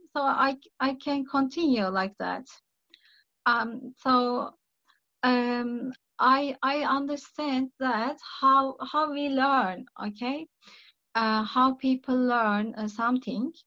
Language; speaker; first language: English; non-native, learner; Turkish